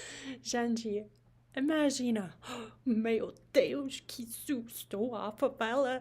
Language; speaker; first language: Portuguese; non-native, learner; English